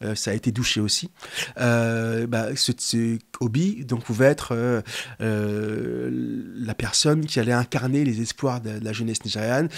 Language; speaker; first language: French; non-native, local second language; Lingala